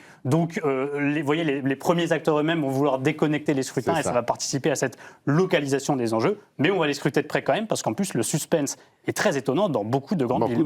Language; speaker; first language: French; native; French